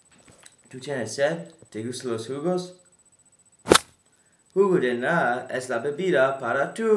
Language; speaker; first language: Spanish; non-native, learner; English